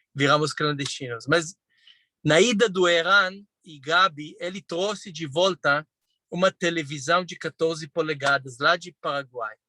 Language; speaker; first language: Portuguese; non-native, fluent; Hebrew